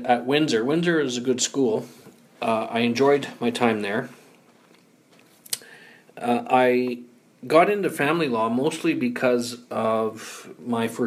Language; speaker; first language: English; native; English